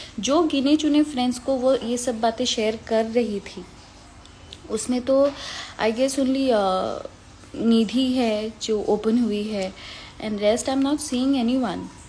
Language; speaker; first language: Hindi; non-native, local second language; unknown